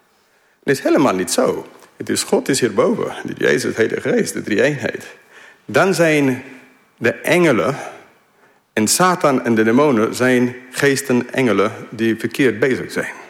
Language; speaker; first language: Dutch; non-native, fluent; English